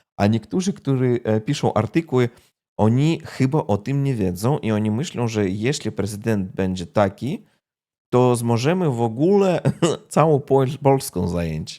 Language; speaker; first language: Polish; non-native, fluent; Russian